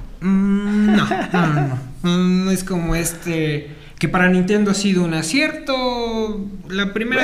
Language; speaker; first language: Spanish; native; Spanish